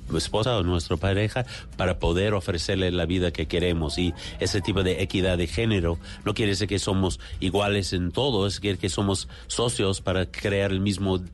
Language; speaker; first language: Spanish; non-native, fluent; English